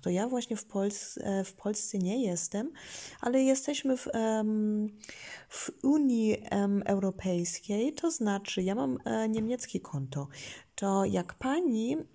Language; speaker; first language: Polish; early bilingual, heritage; Polish